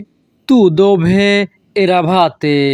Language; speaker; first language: Italian; non-native, learner; Bangla